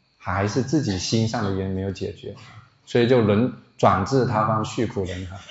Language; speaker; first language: Chinese; non-native, local second language; Min Nan Chinese